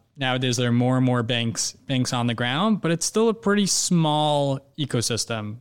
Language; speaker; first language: English; native; English